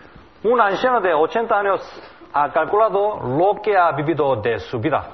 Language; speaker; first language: Spanish; non-native, learner; Korean